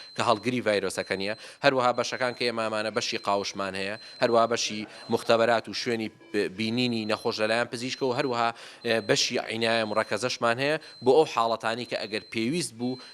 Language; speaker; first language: Central Kurdish; native; Central Kurdish